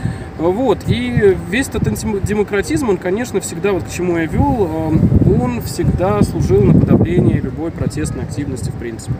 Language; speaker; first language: Russian; native; Russian